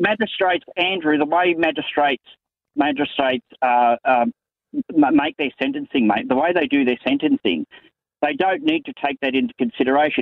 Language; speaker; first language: English; native; English